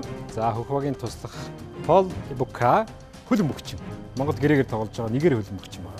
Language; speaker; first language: Mongolian; native; Mongolian